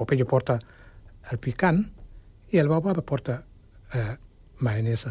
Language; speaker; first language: Catalan; non-native, fluent; Wolof